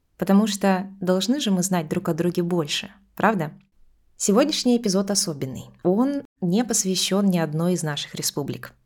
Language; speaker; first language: Russian; native; Russian